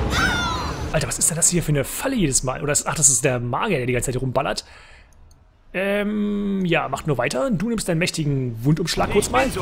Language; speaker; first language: German; native; German